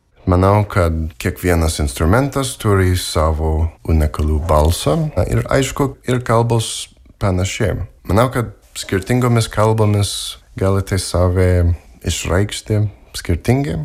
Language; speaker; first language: Lithuanian; non-native, learner; English